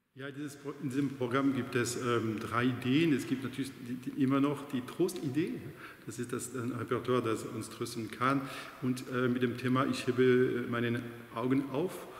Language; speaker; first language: German; non-native, fluent; French